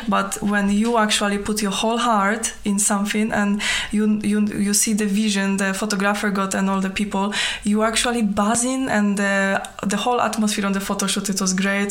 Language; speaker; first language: English; non-native, fluent; Polish